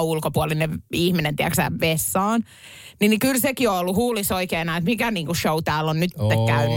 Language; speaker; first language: Finnish; native; Finnish